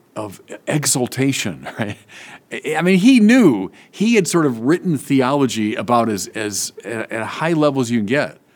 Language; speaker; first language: English; native; English